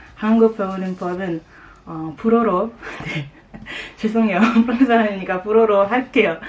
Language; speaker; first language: Korean; non-native, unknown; French